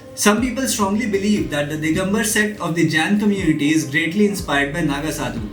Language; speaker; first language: English; non-native, local second language; Hindi